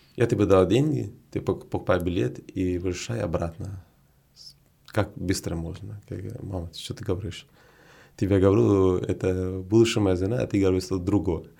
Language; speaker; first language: Russian; non-native, fluent; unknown